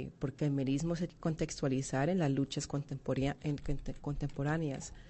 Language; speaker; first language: Spanish; early bilingual, heritage; Spanish